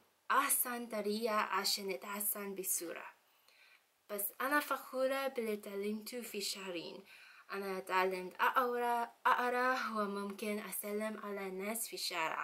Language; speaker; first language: Arabic; non-native, learner; English